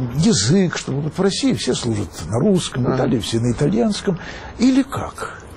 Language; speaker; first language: Russian; native; Russian